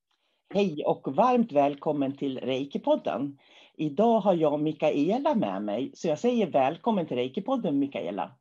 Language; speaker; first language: Swedish; native; Swedish